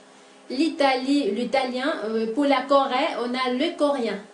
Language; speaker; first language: French; non-native, fluent; Spanish